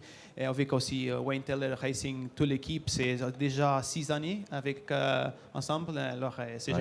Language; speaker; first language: French; non-native, learner; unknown